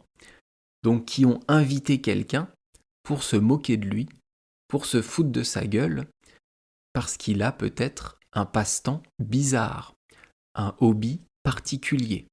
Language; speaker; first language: French; native; French